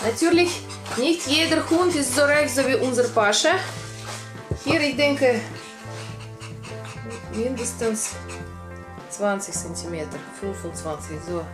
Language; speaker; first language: German; non-native, learner; Russian